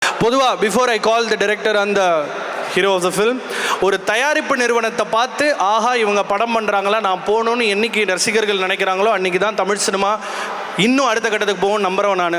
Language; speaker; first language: Tamil; native; Tamil